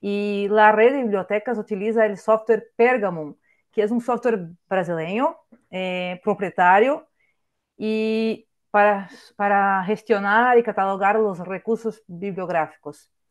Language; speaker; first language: Spanish; non-native, fluent; Portuguese